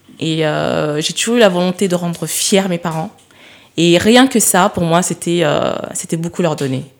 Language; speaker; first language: French; early bilingual, other home language; Lingala